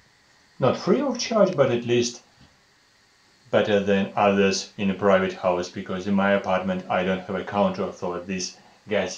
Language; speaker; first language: English; non-native, fluent; Russian